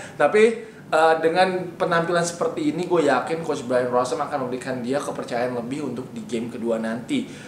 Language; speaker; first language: Indonesian; native; Indonesian